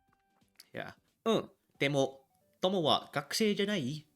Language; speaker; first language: Japanese; non-native, learner; English